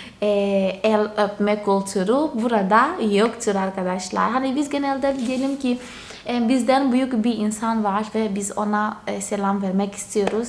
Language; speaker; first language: Turkish; non-native, fluent; Portuguese